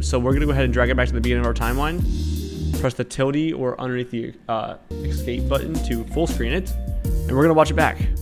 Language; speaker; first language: English; native; English